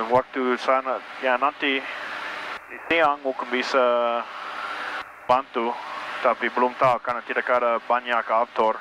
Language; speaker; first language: Indonesian; non-native, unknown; English